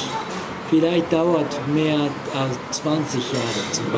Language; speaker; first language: German; non-native, learner; Japanese